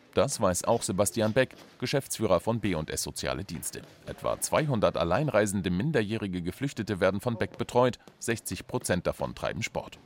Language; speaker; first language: German; native; German